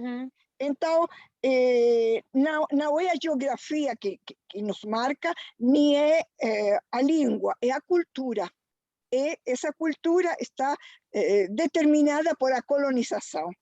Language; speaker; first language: Portuguese; non-native, fluent; Spanish